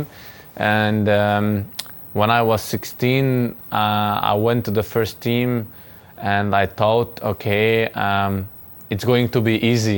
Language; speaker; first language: English; non-native, fluent; Hungarian